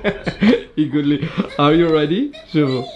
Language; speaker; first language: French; non-native, learner; Arabic